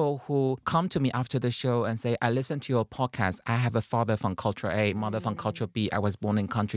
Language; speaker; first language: English; non-native, fluent; Chinese